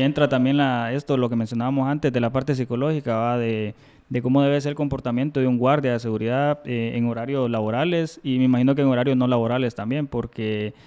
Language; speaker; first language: Spanish; native; Spanish